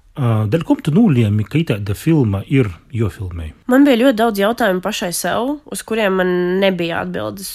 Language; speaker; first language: Latvian; non-native, local second language; Russian